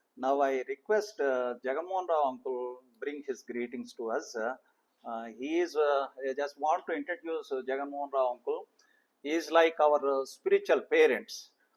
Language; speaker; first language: English; non-native, local second language; Telugu